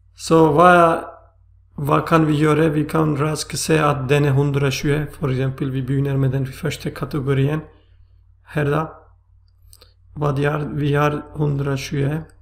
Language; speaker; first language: Swedish; non-native, fluent; Turkish